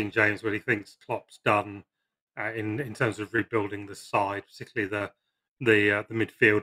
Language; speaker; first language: English; native; English